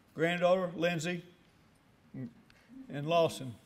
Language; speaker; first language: English; native; English